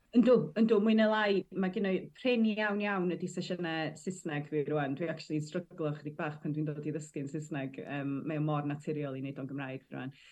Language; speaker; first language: Welsh; native; Welsh